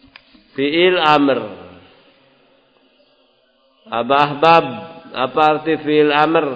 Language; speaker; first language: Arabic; non-native, fluent; Indonesian